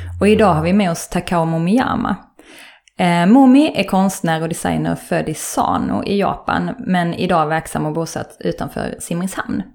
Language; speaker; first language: Swedish; native; Swedish